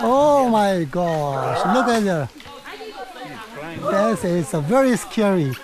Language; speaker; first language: English; non-native, learner; Chinese